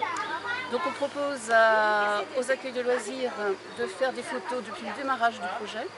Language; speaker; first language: French; native; French